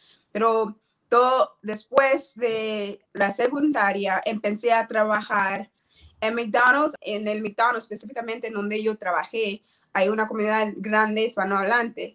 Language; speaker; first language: Spanish; non-native, learner; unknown